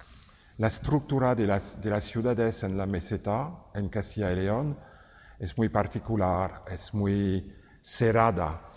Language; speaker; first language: Spanish; non-native, learner; French